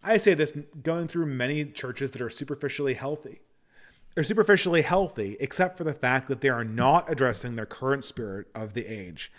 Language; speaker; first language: English; native; English